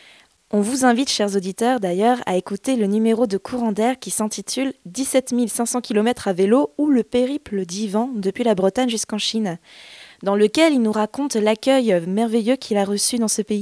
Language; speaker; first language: French; native; French